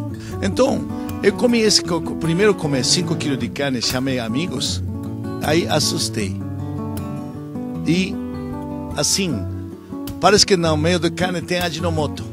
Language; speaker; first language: Portuguese; non-native, learner; Japanese